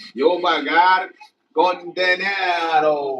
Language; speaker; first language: Spanish; non-native, learner; English